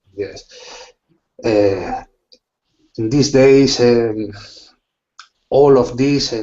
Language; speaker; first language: English; non-native, learner; Spanish